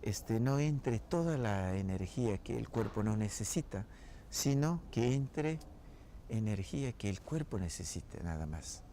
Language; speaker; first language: Spanish; non-native, local second language; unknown